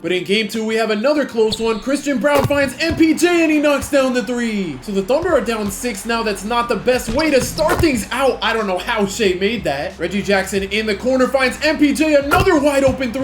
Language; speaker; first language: English; native; English